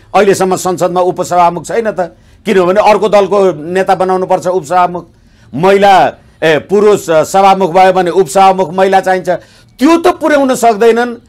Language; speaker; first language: Nepali; native; Nepali